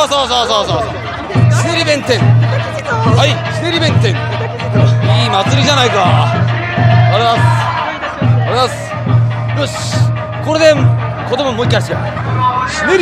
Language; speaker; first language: Japanese; native; Japanese